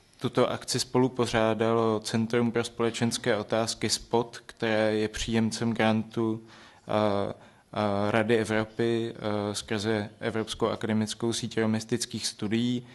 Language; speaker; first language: Czech; native; Czech